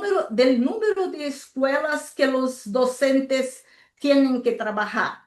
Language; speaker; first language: Spanish; non-native, local second language; Portuguese